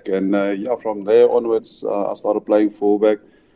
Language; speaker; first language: English; non-native, local second language; Afrikaans